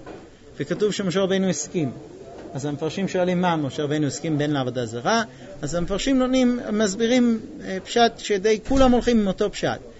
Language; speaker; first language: Hebrew; native; Hebrew